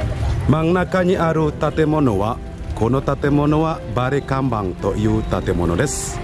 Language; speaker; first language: Japanese; non-native, learner; Indonesian